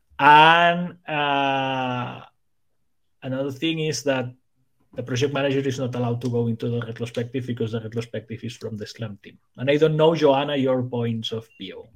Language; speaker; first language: English; non-native, fluent; Spanish